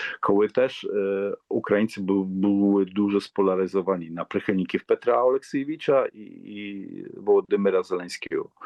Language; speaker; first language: Polish; non-native, learner; Ukrainian